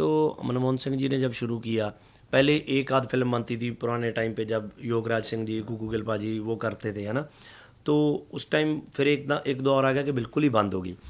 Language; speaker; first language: Hindi; non-native, local second language; Punjabi